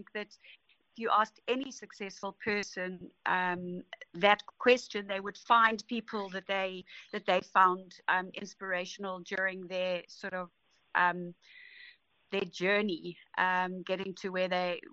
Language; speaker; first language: English; native; English